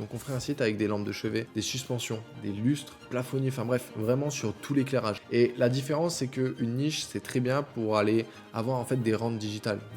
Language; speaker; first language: French; native; French